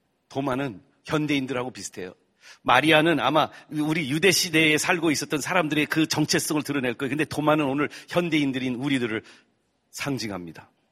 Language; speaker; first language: Korean; early bilingual, heritage; Korean